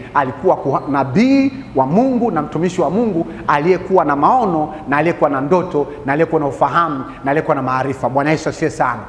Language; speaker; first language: Swahili; native; Swahili